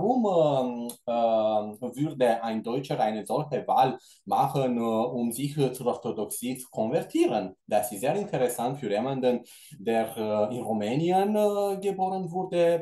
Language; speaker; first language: German; non-native, fluent; Romanian